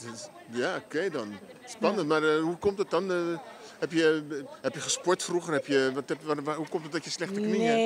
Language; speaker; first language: Dutch; native; Dutch